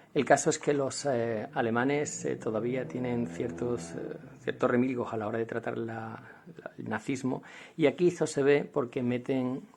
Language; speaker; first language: Spanish; native; Spanish